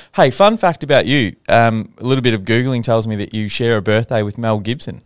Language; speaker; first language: English; native; English